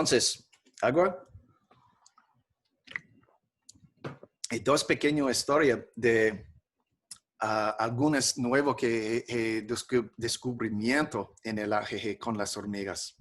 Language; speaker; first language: Spanish; non-native, fluent; English